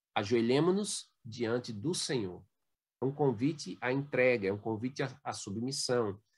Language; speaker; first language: Portuguese; native; Portuguese